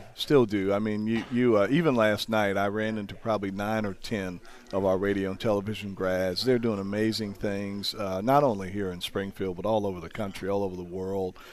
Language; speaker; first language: English; native; English